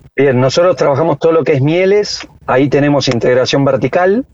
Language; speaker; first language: Spanish; native; Spanish